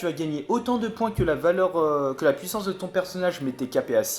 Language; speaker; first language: French; native; French